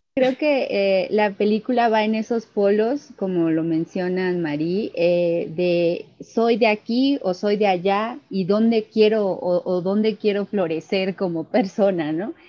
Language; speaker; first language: Spanish; native; Spanish